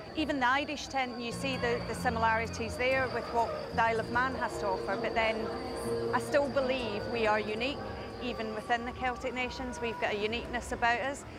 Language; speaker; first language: English; native; English